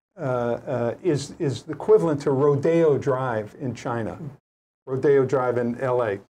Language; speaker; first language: English; native; English